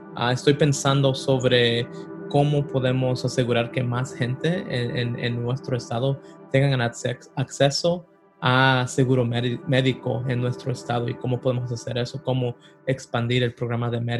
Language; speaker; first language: Spanish; early bilingual, heritage; Spanish